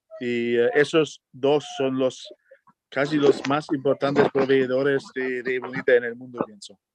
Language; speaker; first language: Spanish; non-native, fluent; German